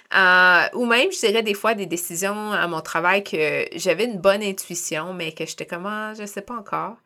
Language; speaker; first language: French; native; French